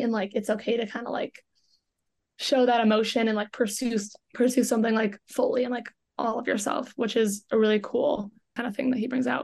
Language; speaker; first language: English; native; English